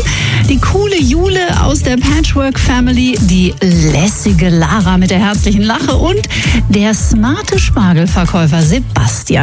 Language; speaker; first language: German; native; German